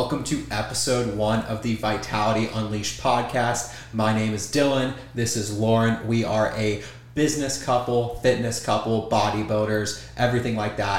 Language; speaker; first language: English; native; English